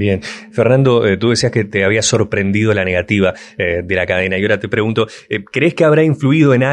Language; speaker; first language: Spanish; native; Spanish